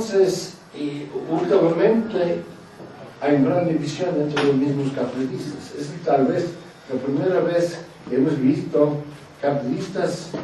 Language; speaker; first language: Spanish; non-native, fluent; English